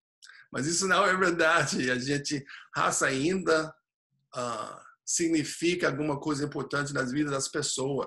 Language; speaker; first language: Portuguese; non-native, fluent; English